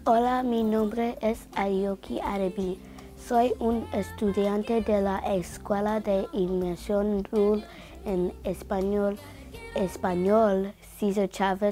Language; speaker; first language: Spanish; non-native, learner; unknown